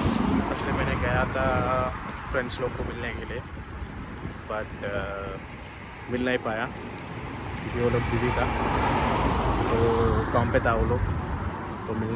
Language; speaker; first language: Hindi; non-native, local second language; Telugu